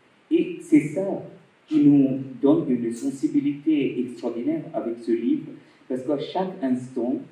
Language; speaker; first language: French; non-native, fluent; Bangla